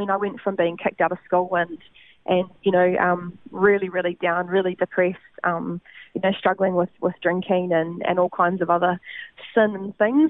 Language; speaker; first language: English; native; English